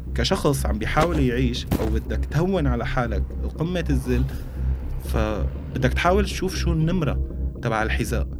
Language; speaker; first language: Arabic; native; Arabic